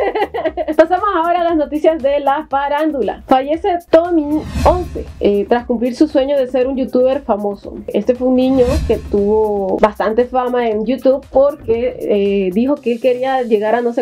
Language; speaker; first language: Spanish; native; Spanish